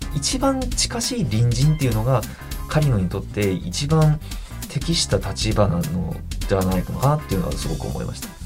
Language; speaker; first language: Japanese; native; Japanese